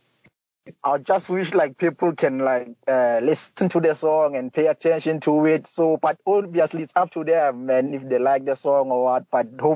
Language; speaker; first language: English; non-native, local second language; Zulu